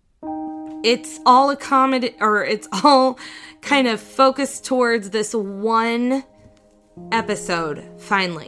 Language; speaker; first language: English; native; English